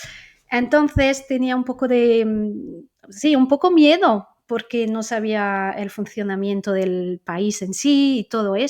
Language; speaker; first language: Spanish; non-native, fluent; French